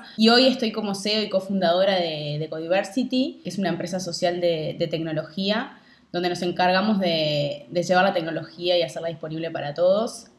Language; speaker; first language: Spanish; native; Spanish